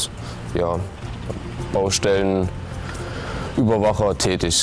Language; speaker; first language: German; native; German